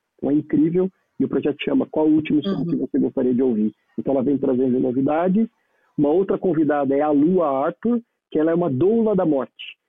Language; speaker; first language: Portuguese; native; Portuguese